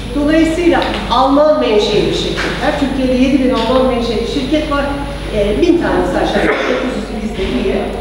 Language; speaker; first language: Turkish; early bilingual, heritage; Turkish